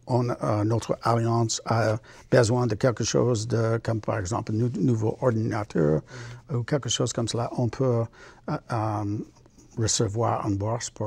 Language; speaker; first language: French; non-native, learner; English